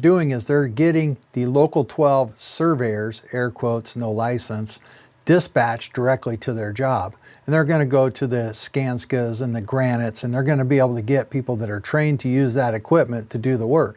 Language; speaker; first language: English; native; English